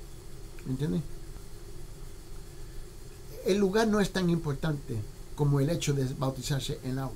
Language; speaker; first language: Spanish; early bilingual, heritage; Spanish